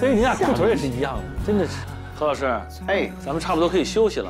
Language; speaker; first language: Chinese; native; Chinese